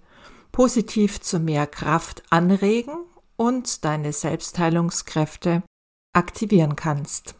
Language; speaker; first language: German; native; German